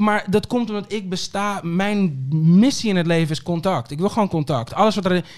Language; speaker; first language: Dutch; early bilingual, other home language; Papiamento